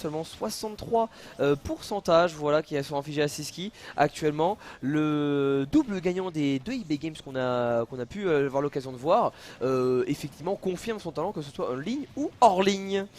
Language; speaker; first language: French; native; French